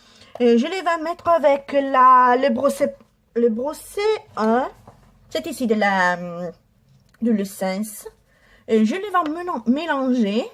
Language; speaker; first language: French; non-native, learner; Italian